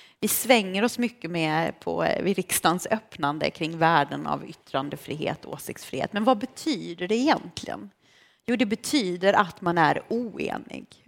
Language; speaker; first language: Swedish; early bilingual, other home language; Romanian